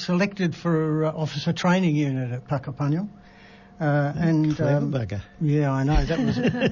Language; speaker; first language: English; native; English